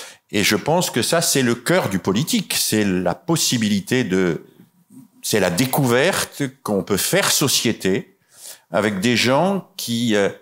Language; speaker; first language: French; native; French